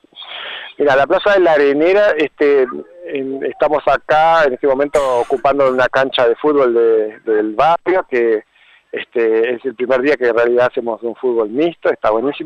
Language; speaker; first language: Spanish; native; Spanish